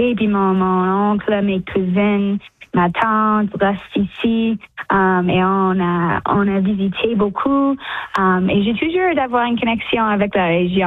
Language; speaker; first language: French; non-native, local second language; English